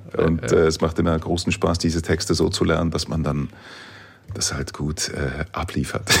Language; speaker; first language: German; native; German